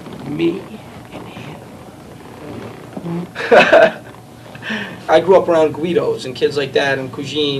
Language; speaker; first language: English; native; English